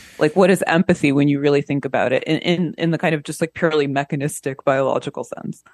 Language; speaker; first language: English; early bilingual, other home language; Russian